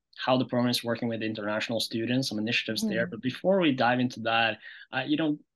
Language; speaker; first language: English; non-native, fluent; Norwegian